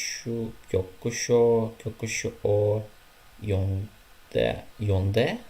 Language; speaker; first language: Japanese; non-native, learner; Ukrainian